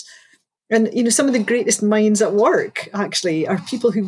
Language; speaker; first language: English; native; English